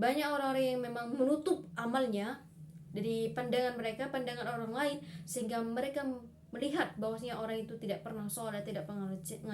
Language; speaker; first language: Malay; non-native, local second language; Madurese